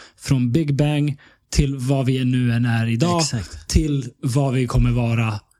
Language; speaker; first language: Swedish; early bilingual, other home language; Bosnian